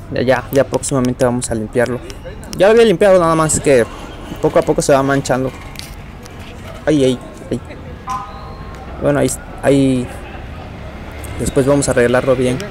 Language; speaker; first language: Spanish; native; Spanish